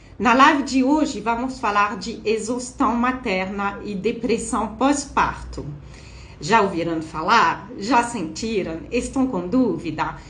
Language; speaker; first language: Portuguese; non-native, fluent; French